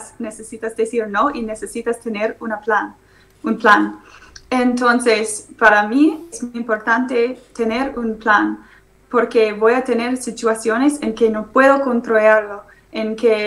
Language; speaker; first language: Spanish; non-native, learner; English